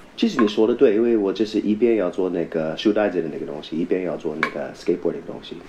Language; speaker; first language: Chinese; non-native, fluent; English